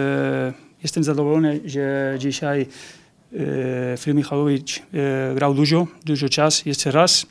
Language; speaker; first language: Polish; non-native, learner; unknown